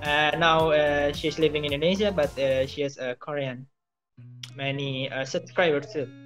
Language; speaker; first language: English; non-native, learner; Indonesian